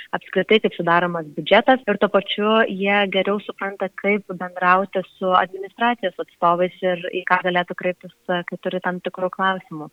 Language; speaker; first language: Lithuanian; native; Lithuanian